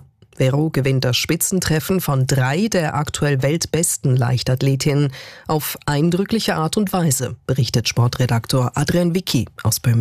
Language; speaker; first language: German; native; German